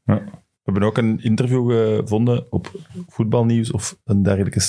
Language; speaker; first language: Dutch; native; Dutch